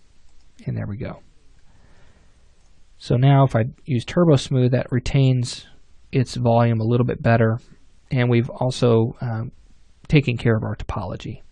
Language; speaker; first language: English; native; English